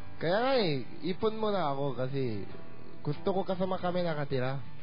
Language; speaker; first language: Filipino; non-native, learner; Korean